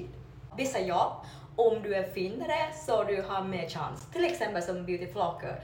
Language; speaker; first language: Swedish; non-native, learner; Vietnamese